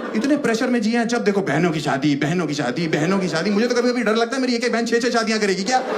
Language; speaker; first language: Hindi; native; Hindi